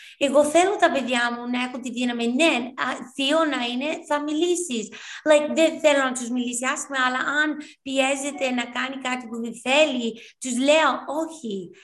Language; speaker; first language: Greek; early bilingual, heritage; Greek